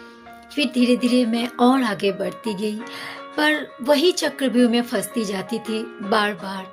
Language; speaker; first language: Hindi; non-native, local second language; Bangla